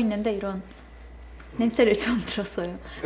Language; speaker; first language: Korean; non-native, fluent; Turkish